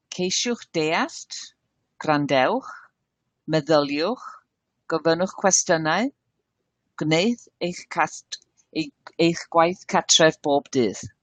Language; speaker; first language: Welsh; non-native, learner; English